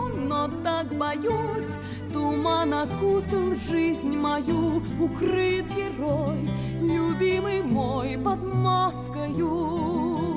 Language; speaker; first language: Russian; native; Russian